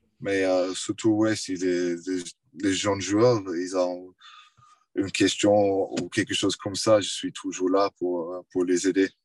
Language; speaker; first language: French; non-native, fluent; English